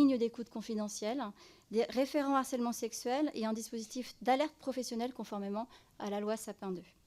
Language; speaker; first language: French; native; French